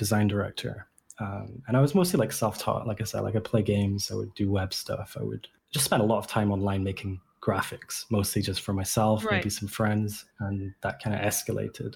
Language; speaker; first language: English; native; English